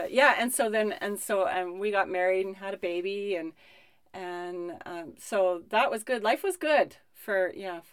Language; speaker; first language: English; native; English